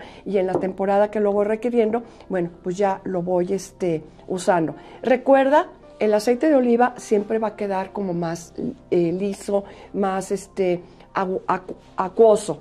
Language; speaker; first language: Spanish; native; Spanish